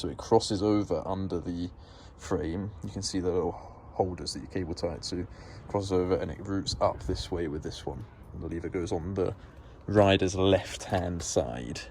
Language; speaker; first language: English; native; English